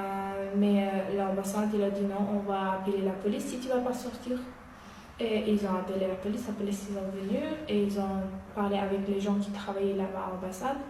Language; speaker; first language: French; non-native, learner; Uyghur